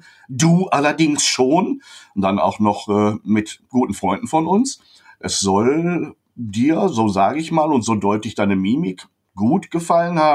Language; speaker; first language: German; native; German